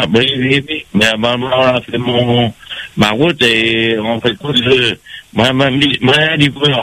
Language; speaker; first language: French; non-native, local second language; Réunion Creole French